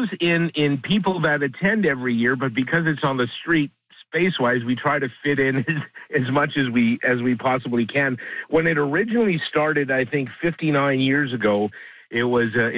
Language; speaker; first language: English; native; English